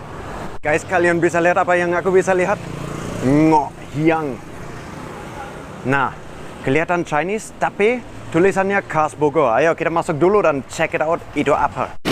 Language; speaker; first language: Indonesian; non-native, fluent; German